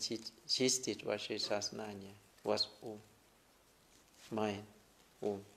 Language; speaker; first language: Russian; non-native, learner; Thai